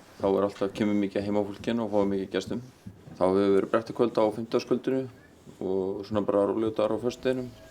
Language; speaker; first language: Icelandic; native; Icelandic